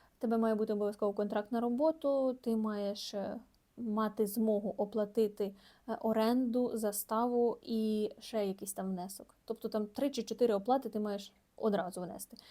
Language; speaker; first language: Ukrainian; native; Ukrainian